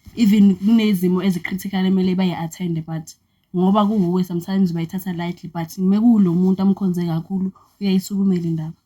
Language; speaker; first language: Zulu; non-native, local second language; Xhosa